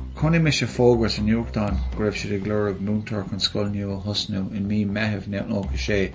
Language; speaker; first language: Irish; non-native, local second language; English